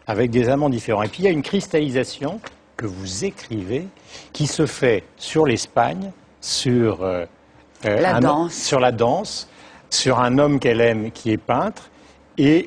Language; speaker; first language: French; native; French